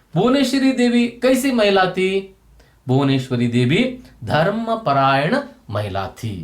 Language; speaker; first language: Hindi; non-native, local second language; Kannada